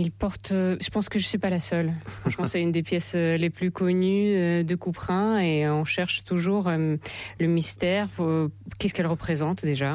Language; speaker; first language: French; non-native, fluent; Russian